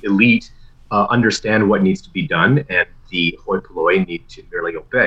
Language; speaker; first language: English; native; English